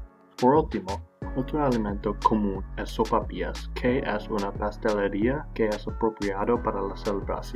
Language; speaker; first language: Spanish; non-native, learner; English